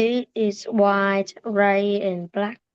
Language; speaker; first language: English; non-native, learner; Vietnamese